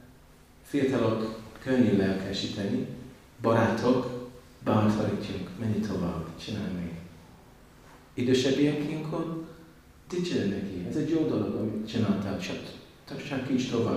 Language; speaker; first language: Hungarian; non-native, learner; English